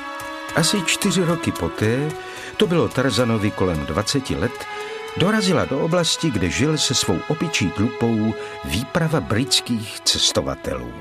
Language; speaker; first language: Czech; native; Czech